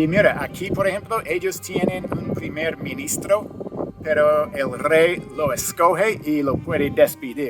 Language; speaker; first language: Spanish; non-native, fluent; English